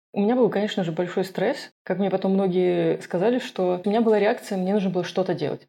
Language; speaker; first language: Russian; non-native, local second language; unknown